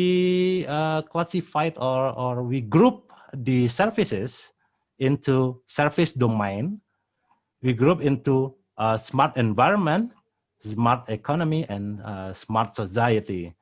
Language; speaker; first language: English; non-native, fluent; Indonesian